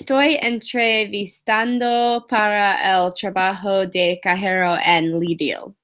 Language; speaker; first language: Spanish; non-native, learner; English